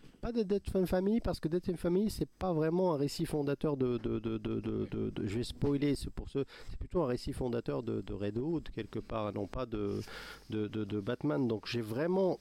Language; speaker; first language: French; non-native, local second language; Arabic